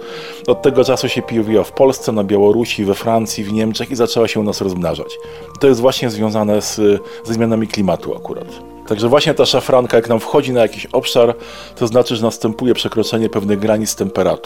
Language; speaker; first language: Polish; native; Polish